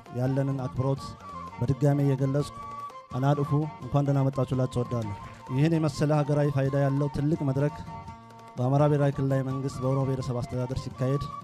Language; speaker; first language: Amharic; non-native, local second language; Oromo